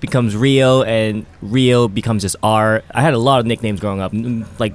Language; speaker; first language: English; non-native, local second language; Japanese